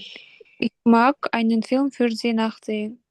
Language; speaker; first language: German; non-native, learner; Kyrgyz